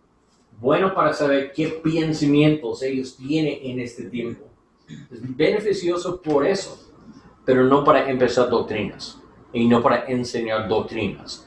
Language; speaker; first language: Spanish; non-native, learner; English